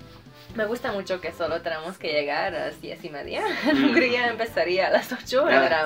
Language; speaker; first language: Spanish; non-native, fluent; Hungarian